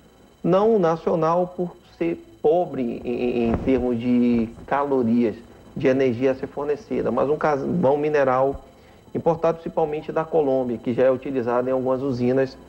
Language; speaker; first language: Portuguese; native; Portuguese